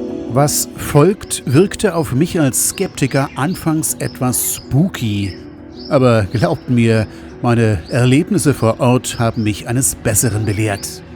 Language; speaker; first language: German; native; German